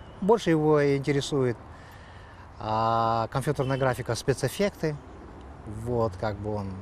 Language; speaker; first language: Russian; native; Russian